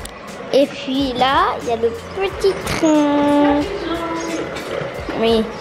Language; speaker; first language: French; native; French